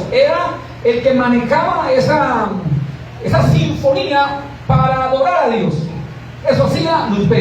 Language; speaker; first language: Spanish; native; Spanish